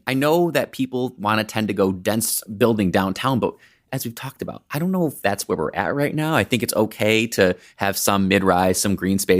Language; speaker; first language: English; native; English